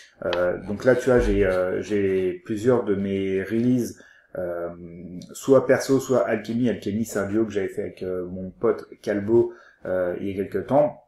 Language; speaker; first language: French; native; French